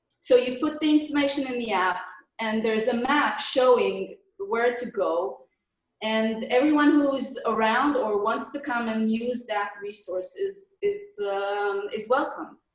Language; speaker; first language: English; non-native, fluent; Hebrew